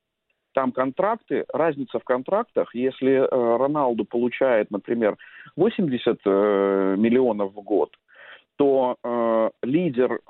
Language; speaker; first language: Russian; native; Russian